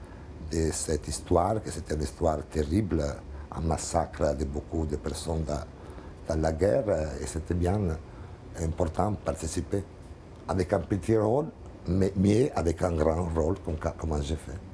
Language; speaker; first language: French; non-native, fluent; Italian